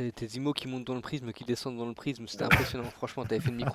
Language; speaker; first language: French; native; French